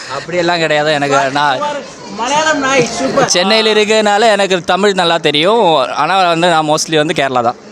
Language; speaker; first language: Tamil; non-native, local second language; Malayalam